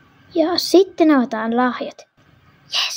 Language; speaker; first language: Finnish; native; Finnish